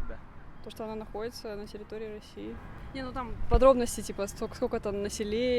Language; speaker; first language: Russian; native; Russian